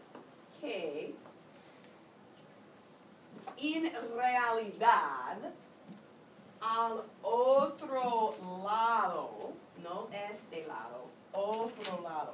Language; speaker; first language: Spanish; non-native, learner; English